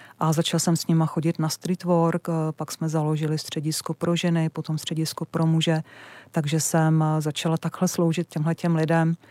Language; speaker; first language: Czech; native; Czech